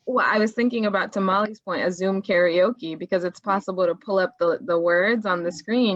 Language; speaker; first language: English; native; English